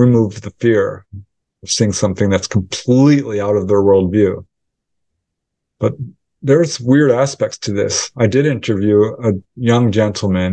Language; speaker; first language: English; native; English